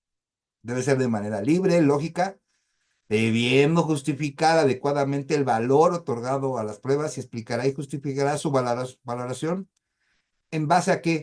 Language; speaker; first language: Spanish; native; Spanish